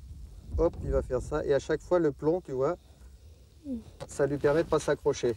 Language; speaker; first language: French; native; French